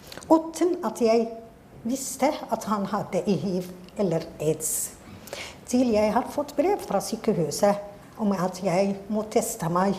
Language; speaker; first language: Norwegian; non-native, fluent; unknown